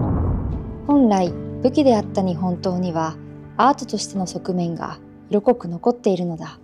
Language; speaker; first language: Japanese; native; Japanese